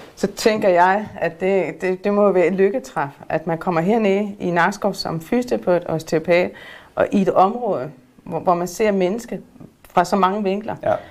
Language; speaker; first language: Danish; native; Danish